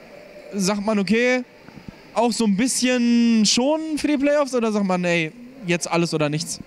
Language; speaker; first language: German; native; German